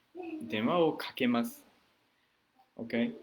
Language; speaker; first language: Japanese; non-native, fluent; English